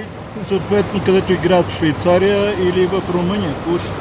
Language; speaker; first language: Bulgarian; native; Bulgarian